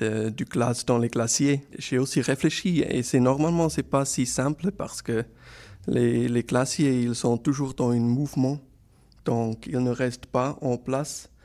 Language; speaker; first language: French; non-native, local second language; German